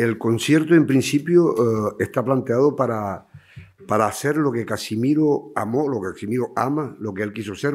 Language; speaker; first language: Spanish; native; Spanish